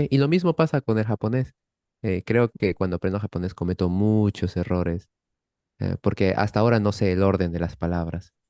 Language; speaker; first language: Spanish; native; Spanish